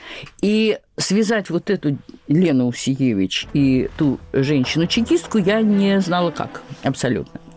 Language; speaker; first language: Russian; native; Russian